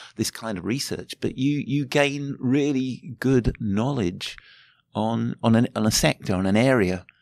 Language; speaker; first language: English; native; English